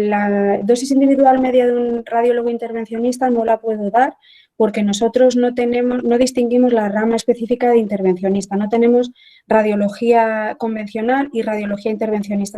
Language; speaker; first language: Spanish; native; Spanish